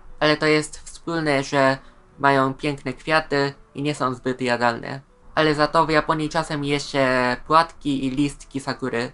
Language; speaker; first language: Polish; non-native, fluent; Japanese